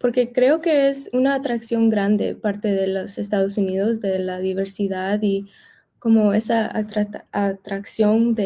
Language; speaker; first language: Spanish; early bilingual, heritage; Spanish